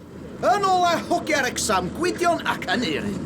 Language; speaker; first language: Welsh; native; Welsh